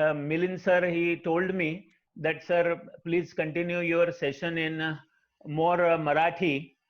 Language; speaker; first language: English; non-native, local second language; Marathi